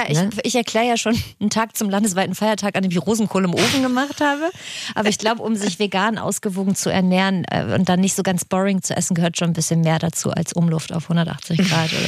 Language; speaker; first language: German; native; German